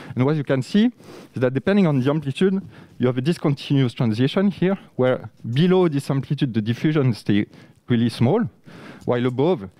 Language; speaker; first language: English; non-native, fluent; French